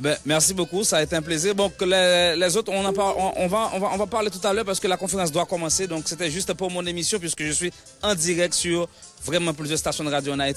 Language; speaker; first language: French; non-native, local second language; Haitian Creole